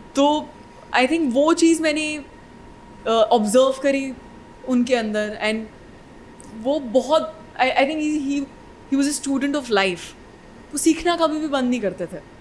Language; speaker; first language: Hindi; native; Hindi